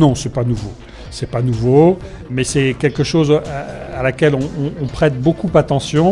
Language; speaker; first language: French; native; French